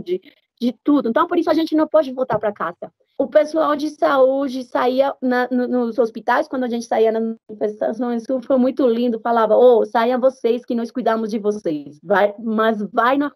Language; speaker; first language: Portuguese; non-native, fluent; Spanish